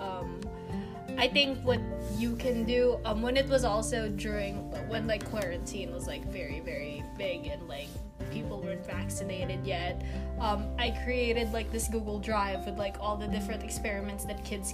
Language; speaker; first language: English; non-native, local second language; Filipino